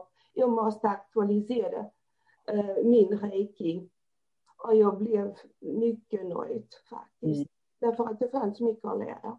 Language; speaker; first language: Swedish; non-native, fluent; Portuguese